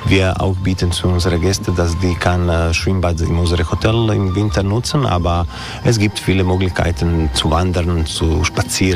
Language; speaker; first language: German; non-native, learner; Croatian